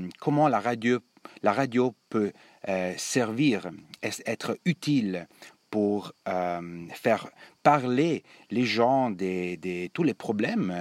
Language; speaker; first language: French; non-native, learner; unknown